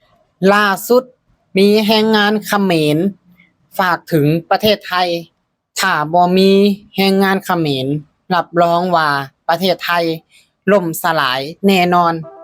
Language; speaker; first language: Thai; non-native, local second language; Lao